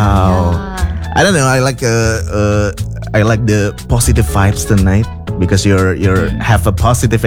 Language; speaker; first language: English; non-native, fluent; Indonesian